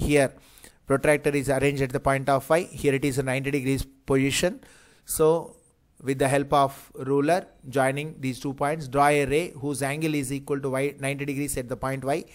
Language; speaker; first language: English; non-native, local second language; Telugu